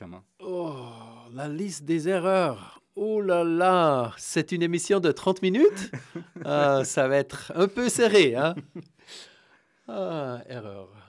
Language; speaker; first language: French; non-native, fluent; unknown